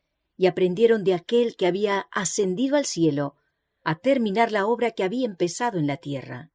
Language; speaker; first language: Spanish; native; Spanish